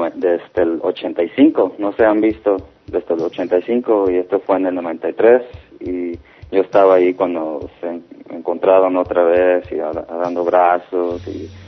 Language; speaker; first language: Spanish; early bilingual, heritage; Spanish